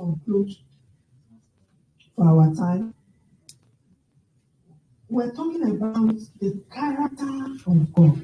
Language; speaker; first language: English; non-native, local second language; Yoruba